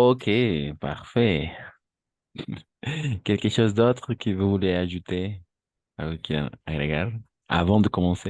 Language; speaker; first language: French; non-native, fluent; Spanish